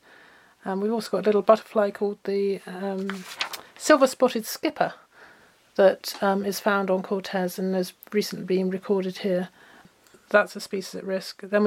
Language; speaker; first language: English; native; English